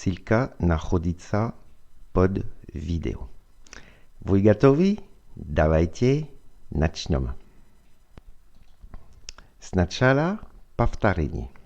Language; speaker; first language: Russian; non-native, fluent; French